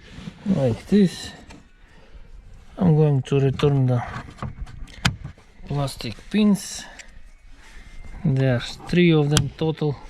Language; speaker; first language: English; non-native, fluent; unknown